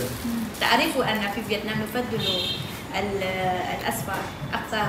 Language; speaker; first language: Arabic; non-native, fluent; Vietnamese